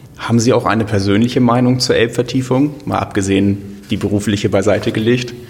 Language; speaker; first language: German; native; German